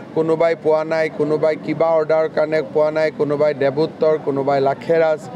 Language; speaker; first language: Assamese; native; Assamese